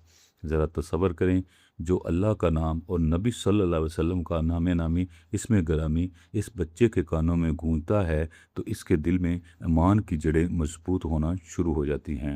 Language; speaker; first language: Urdu; native; Urdu